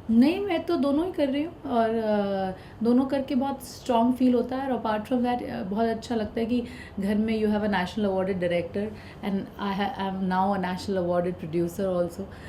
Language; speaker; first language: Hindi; non-native, local second language; Bhojpuri